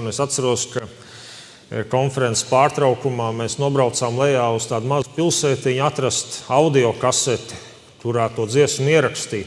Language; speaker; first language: Latvian; native; Latvian